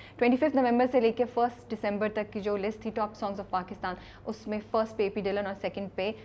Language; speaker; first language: Urdu; native; Urdu